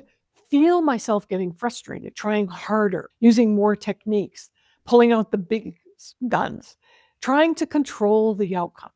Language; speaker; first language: English; native; English